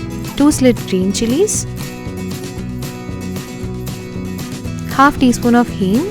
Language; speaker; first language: English; non-native, local second language; Odia